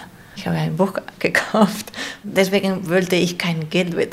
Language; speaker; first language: German; non-native, learner; Spanish